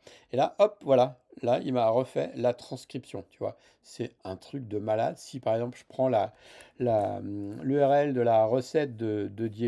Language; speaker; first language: French; native; French